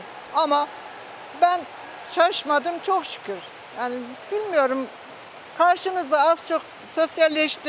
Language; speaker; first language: Turkish; native; Turkish